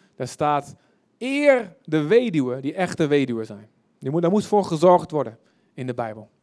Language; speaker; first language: Dutch; early bilingual, other home language; Indonesian